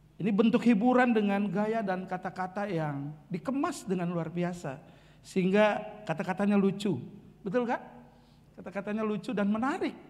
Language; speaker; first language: Indonesian; native; Indonesian